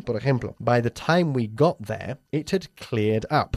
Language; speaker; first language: English; native; English